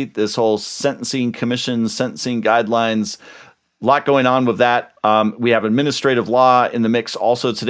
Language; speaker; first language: English; native; English